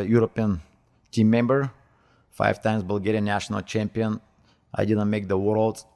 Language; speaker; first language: English; non-native, learner; Bulgarian